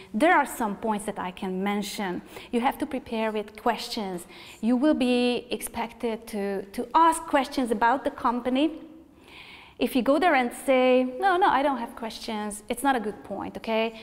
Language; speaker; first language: English; non-native, fluent; Hungarian